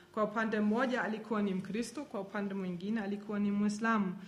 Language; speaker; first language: Swahili; non-native, fluent; German